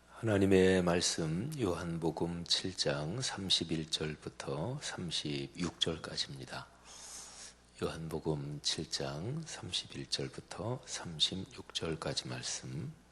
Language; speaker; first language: Korean; native; Korean